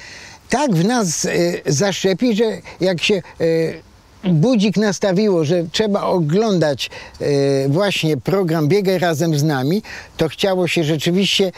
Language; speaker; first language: Polish; native; Polish